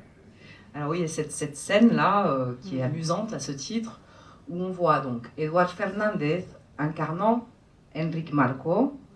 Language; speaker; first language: French; native; French